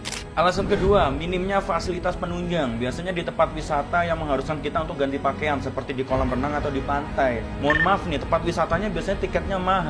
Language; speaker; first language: Indonesian; native; Indonesian